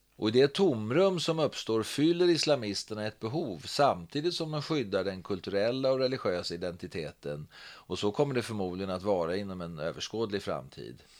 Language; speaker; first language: Swedish; native; Swedish